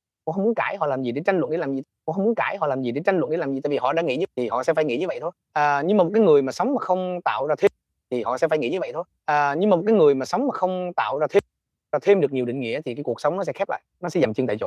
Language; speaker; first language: Vietnamese; native; Vietnamese